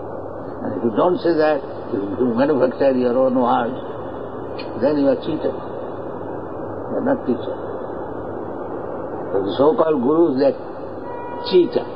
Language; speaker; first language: English; non-native, local second language; Bangla